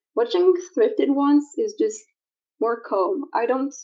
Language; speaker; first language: English; non-native, fluent; French